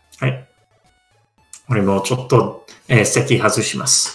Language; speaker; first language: Japanese; non-native, learner; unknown